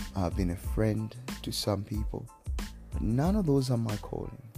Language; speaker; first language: English; non-native, local second language; Nyanja